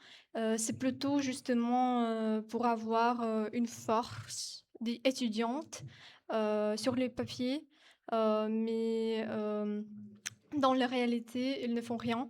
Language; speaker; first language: French; non-native, fluent; Ukrainian